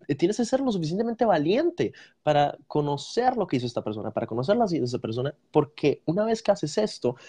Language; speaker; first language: Spanish; native; Spanish